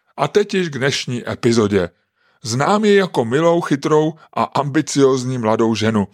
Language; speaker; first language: Czech; native; Czech